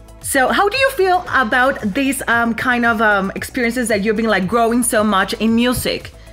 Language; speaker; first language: English; non-native, fluent; Spanish